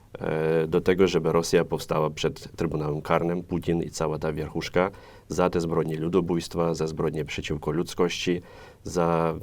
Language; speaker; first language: Polish; non-native, fluent; Ukrainian